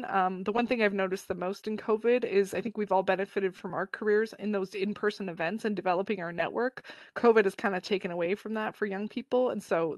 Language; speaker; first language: English; native; English